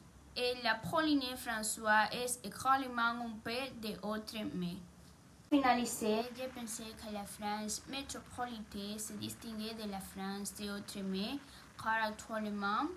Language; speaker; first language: French; non-native, learner; Spanish